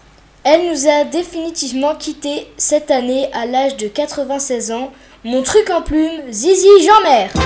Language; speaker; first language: French; native; French